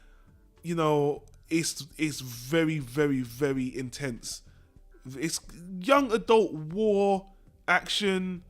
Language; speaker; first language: English; native; English